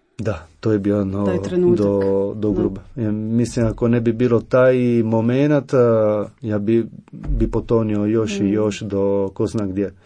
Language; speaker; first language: Croatian; non-native, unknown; Italian